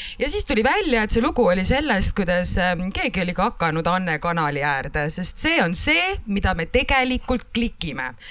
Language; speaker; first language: Estonian; non-native, local second language; Russian